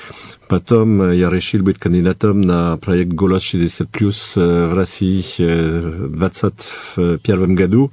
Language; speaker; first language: Russian; non-native, fluent; French